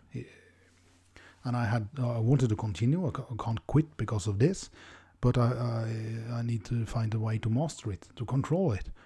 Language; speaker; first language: English; non-native, fluent; Norwegian